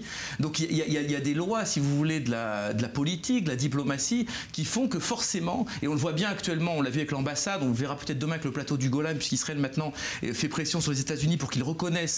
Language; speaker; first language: French; native; French